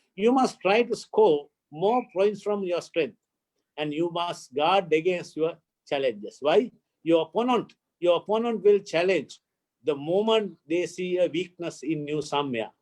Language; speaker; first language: English; non-native, local second language; Sinhala